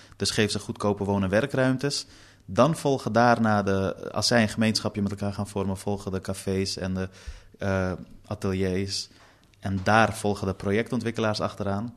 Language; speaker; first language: Dutch; early bilingual, other home language; Persian